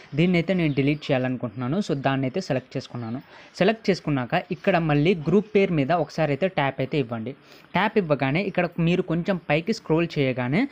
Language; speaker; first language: Telugu; native; Telugu